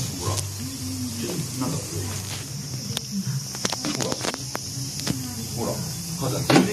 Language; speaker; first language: Japanese; native; Japanese